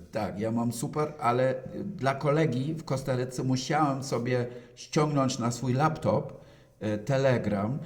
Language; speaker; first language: Polish; non-native, fluent; German